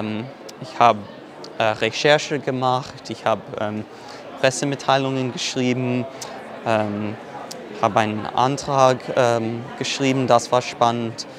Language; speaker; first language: German; non-native, fluent; English